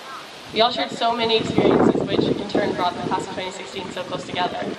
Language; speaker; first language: English; native; English